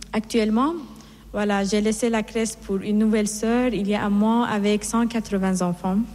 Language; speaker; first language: French; non-native, fluent; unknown